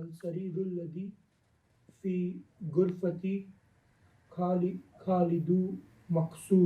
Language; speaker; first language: Arabic; non-native, learner; English